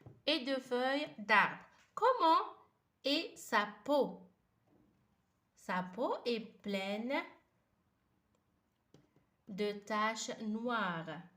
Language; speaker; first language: French; non-native, fluent; Arabic